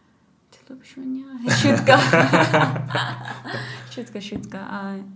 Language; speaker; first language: Russian; non-native, learner; English